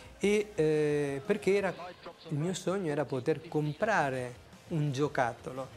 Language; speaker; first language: Italian; non-native, fluent; Spanish